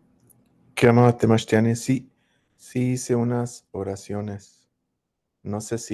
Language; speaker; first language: Spanish; early bilingual, heritage; English